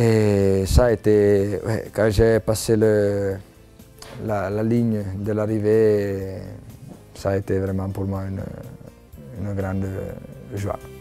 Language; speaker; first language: French; non-native, local second language; Italian